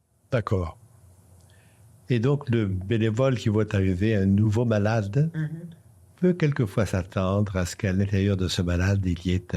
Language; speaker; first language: French; native; French